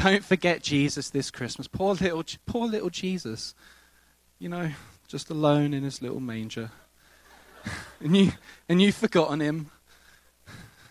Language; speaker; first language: English; native; English